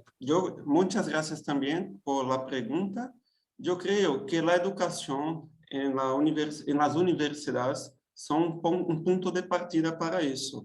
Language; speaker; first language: Spanish; non-native, fluent; Portuguese